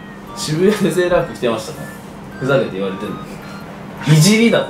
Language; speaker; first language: Japanese; native; Japanese